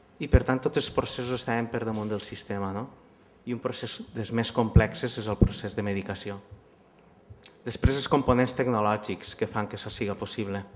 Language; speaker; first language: Catalan; native; Catalan